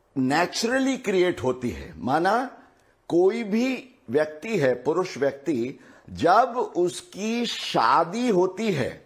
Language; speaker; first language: Hindi; non-native, local second language; Gujarati